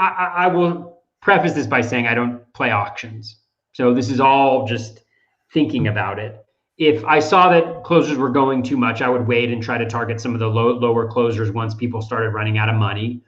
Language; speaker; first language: English; native; English